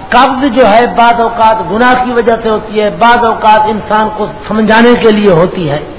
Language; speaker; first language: Urdu; non-native, local second language; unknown